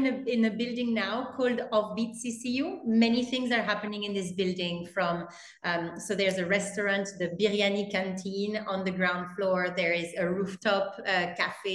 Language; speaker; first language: English; non-native, fluent; French